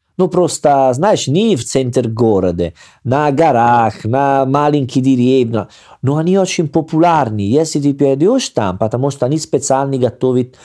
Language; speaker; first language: Russian; non-native, learner; Italian